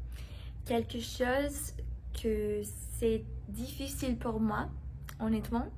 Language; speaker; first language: French; non-native, learner; English